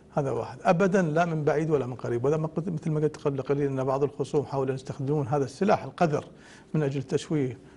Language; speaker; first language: Arabic; native; Arabic